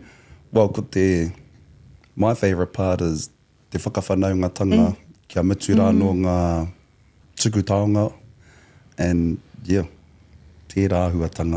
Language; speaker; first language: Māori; non-native, local second language; English